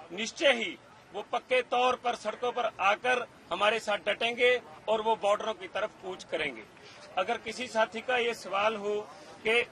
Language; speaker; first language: Hindi; native; Hindi